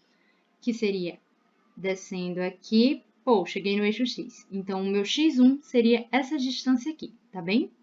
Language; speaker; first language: Portuguese; native; Portuguese